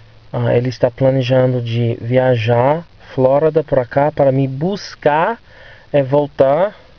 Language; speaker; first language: Portuguese; non-native, fluent; English